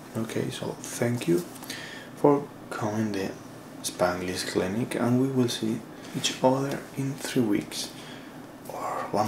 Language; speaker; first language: English; non-native, learner; Spanish